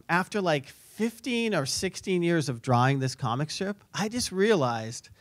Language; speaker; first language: English; native; English